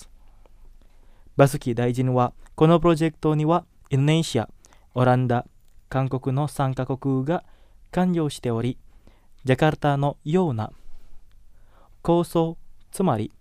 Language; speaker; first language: Japanese; non-native, fluent; Indonesian